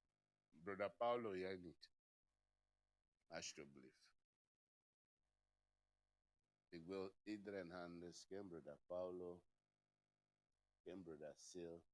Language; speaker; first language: Dutch; non-native, fluent; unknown